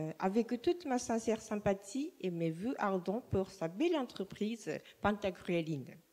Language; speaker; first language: French; non-native, fluent; Japanese